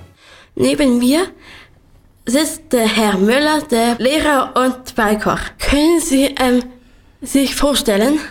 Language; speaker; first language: German; non-native, learner; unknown